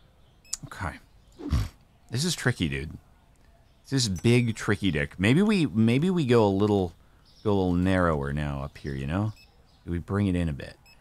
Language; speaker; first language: English; native; English